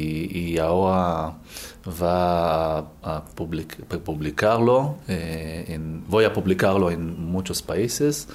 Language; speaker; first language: Spanish; non-native, learner; Hebrew